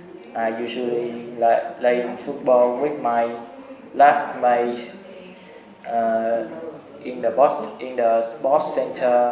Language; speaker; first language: English; non-native, learner; Vietnamese